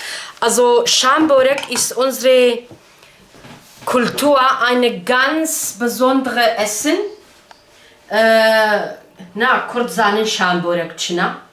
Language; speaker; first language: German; non-native, learner; Kurdish